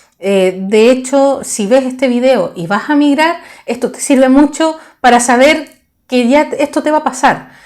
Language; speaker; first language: Spanish; native; Spanish